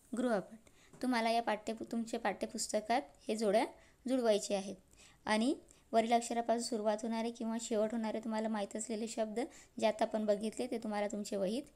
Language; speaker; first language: Marathi; non-native, local second language; Urdu